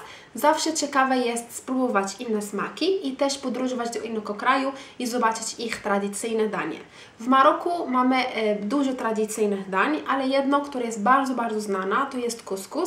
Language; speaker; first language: Polish; non-native, fluent; Arabic